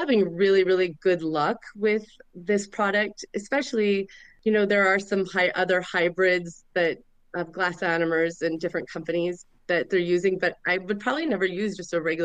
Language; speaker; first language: English; native; English